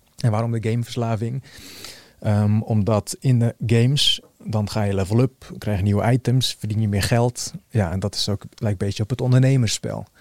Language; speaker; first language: Dutch; early bilingual, other home language; Bosnian